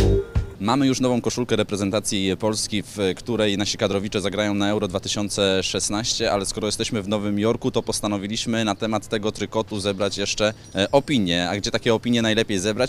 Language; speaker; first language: Polish; native; Polish